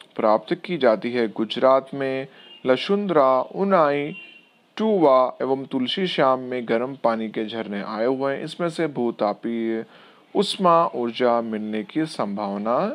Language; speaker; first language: Hindi; non-native, local second language; Gujarati